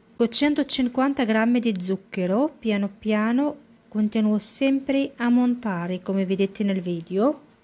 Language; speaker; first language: Italian; non-native, fluent; Arabic